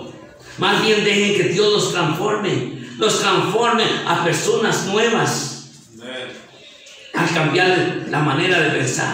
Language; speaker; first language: Spanish; native; Spanish